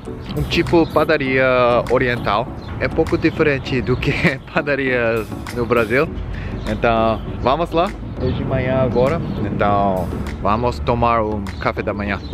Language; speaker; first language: Portuguese; non-native, learner; Korean